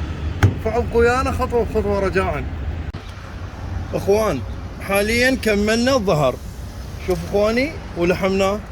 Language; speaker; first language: Arabic; native; Arabic